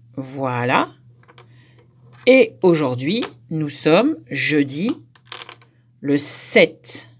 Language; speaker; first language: French; native; French